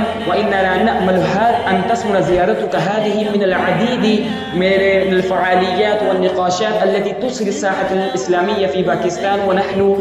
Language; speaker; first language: Arabic; non-native, fluent; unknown